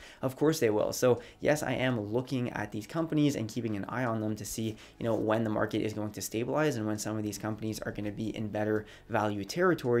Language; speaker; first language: English; native; English